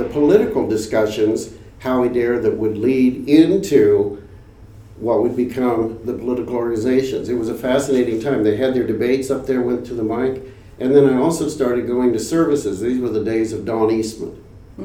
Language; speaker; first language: English; native; English